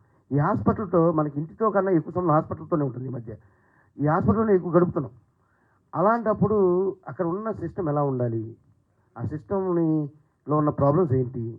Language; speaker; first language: Telugu; native; Telugu